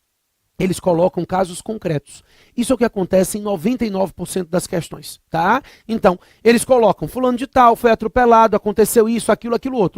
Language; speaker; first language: Portuguese; native; Portuguese